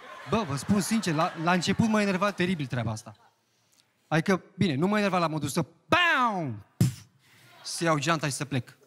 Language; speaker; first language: Romanian; native; Romanian